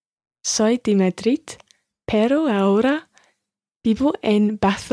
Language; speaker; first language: Spanish; non-native, learner; English